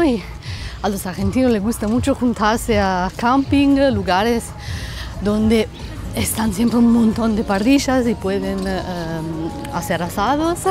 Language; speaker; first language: Spanish; non-native, fluent; German